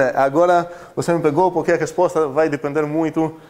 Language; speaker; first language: Portuguese; non-native, fluent; Greek